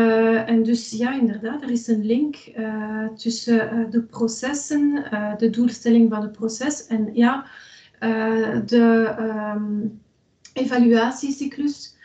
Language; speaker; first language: Dutch; non-native, local second language; French